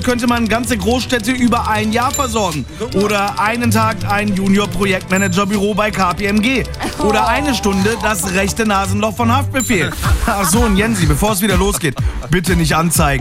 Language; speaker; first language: German; native; German